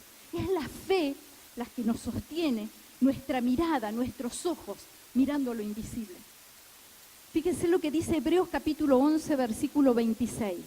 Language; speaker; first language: Spanish; native; Spanish